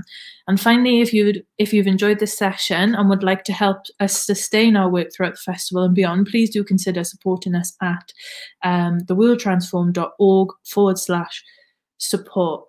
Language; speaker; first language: English; native; English